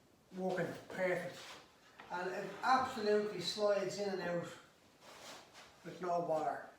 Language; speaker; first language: English; native; English